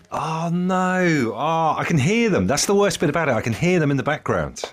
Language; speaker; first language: English; native; English